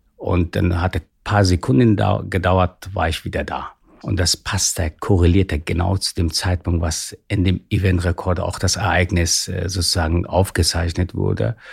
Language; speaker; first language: German; non-native, fluent; Persian